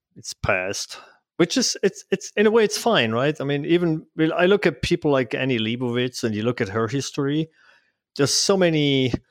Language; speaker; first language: English; non-native, fluent; Swiss German